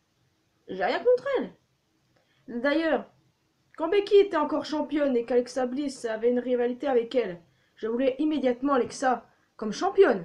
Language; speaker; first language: French; native; French